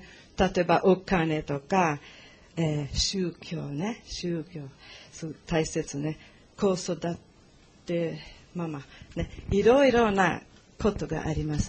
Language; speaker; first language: Japanese; non-native, learner; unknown